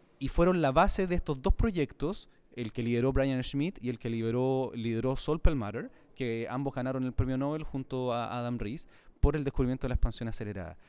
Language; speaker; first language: Spanish; native; Spanish